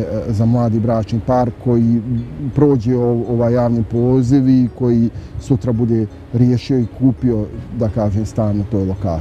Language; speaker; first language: Bosnian; native; Bosnian